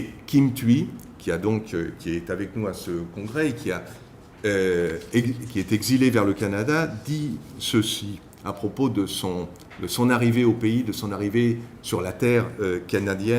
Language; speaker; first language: French; native; French